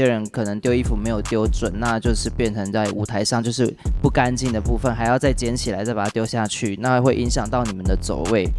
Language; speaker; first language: Chinese; native; Chinese